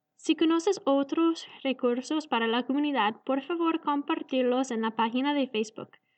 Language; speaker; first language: Spanish; non-native, learner; English